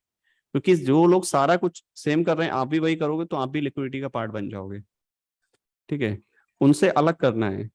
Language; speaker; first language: Hindi; native; Hindi